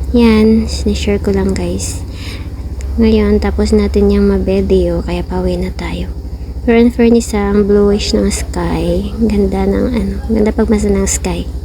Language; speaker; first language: Filipino; non-native, local second language; Cebuano